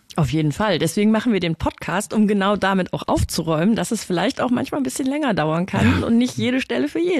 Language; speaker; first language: German; native; German